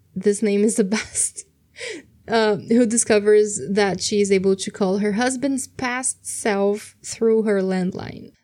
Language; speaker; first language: English; non-native, fluent; Portuguese